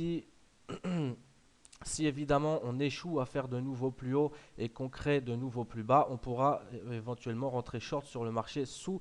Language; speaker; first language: French; native; French